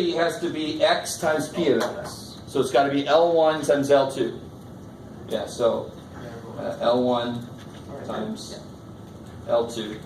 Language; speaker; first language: English; native; English